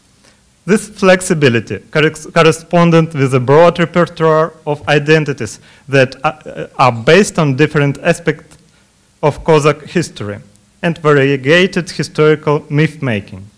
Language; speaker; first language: English; non-native, fluent; Russian